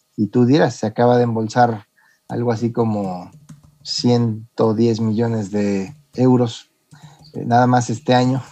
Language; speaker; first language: Spanish; native; Spanish